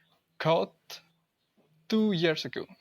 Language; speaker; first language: English; non-native, learner; Indonesian